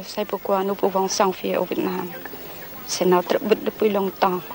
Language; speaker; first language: French; non-native, fluent; Khmer